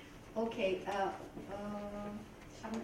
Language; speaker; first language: German; non-native, fluent; Georgian